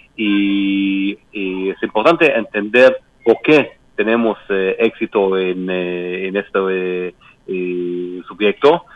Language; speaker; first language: Spanish; non-native, learner; Hebrew